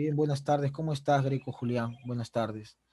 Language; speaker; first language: Spanish; native; Spanish